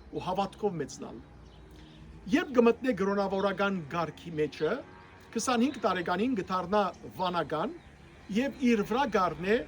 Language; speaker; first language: Armenian; native; Armenian